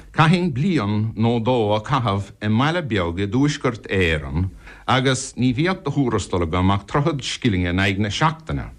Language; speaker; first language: Irish; non-native, local second language; English